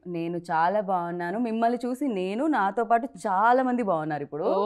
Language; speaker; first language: Telugu; native; Telugu